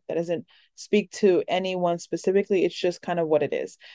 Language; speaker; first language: English; early bilingual, other home language; Spanish